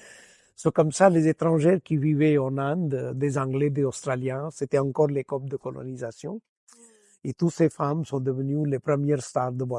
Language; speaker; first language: French; non-native, fluent; Gujarati